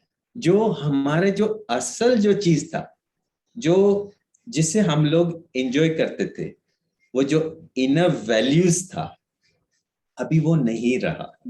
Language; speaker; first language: Hindi; native; Hindi